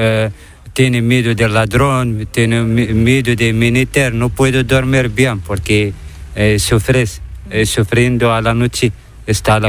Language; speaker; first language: Spanish; non-native, learner; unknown